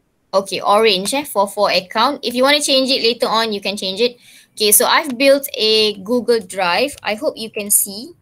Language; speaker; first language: English; non-native, local second language; Malay